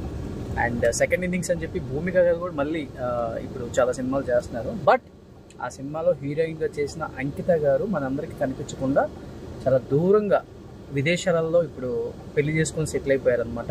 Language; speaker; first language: Telugu; native; Telugu